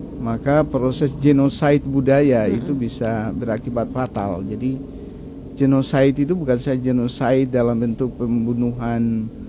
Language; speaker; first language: Indonesian; native; Indonesian